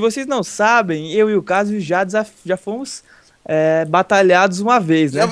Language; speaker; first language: Portuguese; native; Portuguese